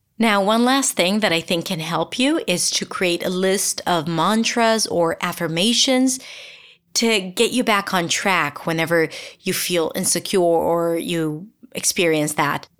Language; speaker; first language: English; non-native, fluent; Hebrew